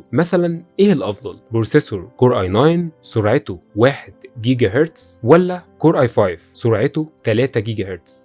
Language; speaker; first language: Arabic; native; Arabic